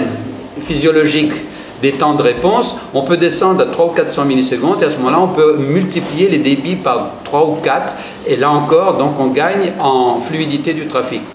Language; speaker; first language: French; native; French